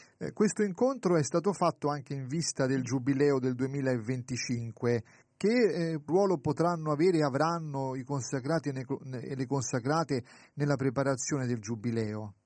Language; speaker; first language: Italian; native; Italian